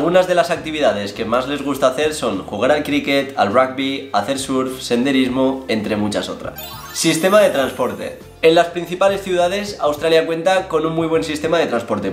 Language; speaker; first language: Spanish; native; Spanish